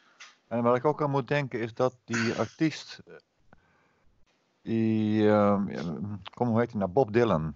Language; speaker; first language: Dutch; native; Dutch